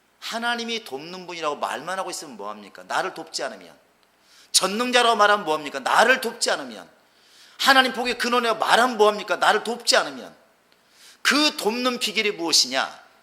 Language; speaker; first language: Korean; native; Korean